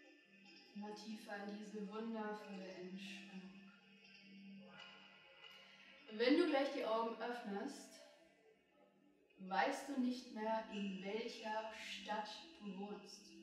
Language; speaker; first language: German; native; German